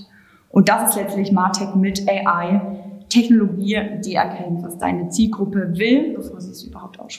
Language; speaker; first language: German; native; German